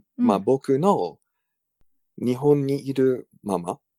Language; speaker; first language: Japanese; non-native, fluent; English